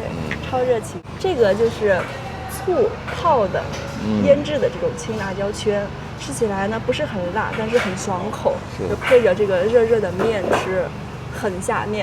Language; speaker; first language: Chinese; native; Chinese